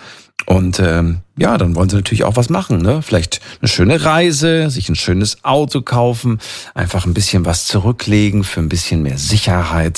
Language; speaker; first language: German; native; German